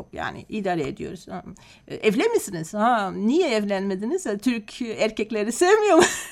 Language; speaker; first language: Turkish; non-native, fluent; Dutch